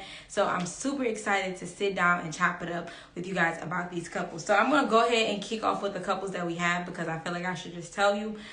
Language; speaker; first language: English; native; English